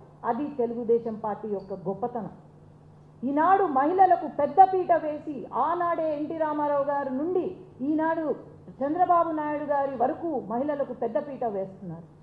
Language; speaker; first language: Telugu; native; Telugu